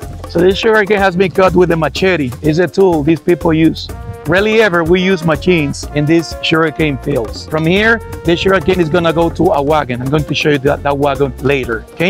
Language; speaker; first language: English; non-native, fluent; Spanish